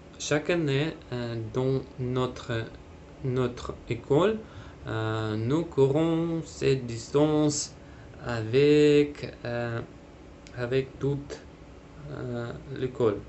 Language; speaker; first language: French; non-native, learner; Russian